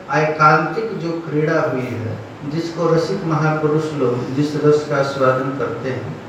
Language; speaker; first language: Hindi; non-native, local second language; Bangla